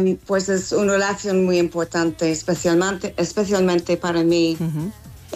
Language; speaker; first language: Spanish; non-native, fluent; English